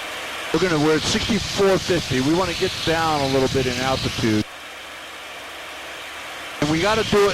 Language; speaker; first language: English; native; English